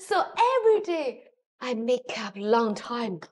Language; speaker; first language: English; non-native, learner; Chinese